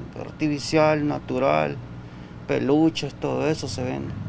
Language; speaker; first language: Spanish; native; Spanish